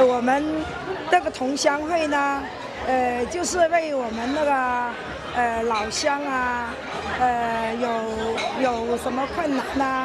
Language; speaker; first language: Chinese; non-native, local second language; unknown